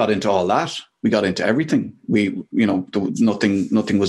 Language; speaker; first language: English; native; English